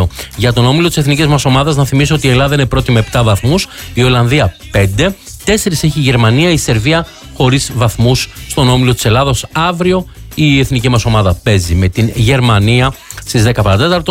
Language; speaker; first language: Greek; native; Greek